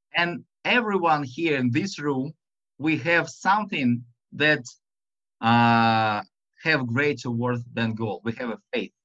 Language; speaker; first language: English; non-native, fluent; Russian